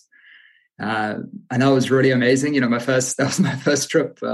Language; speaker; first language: English; native; English